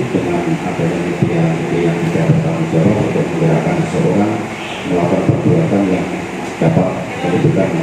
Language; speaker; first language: Indonesian; native; Indonesian